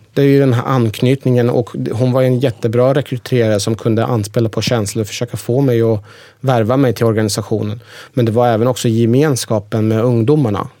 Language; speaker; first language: Swedish; early bilingual, other home language; Persian